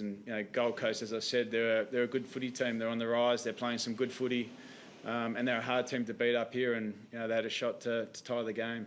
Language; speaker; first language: English; native; English